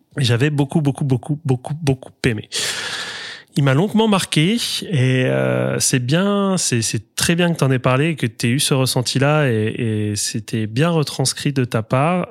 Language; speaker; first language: French; native; French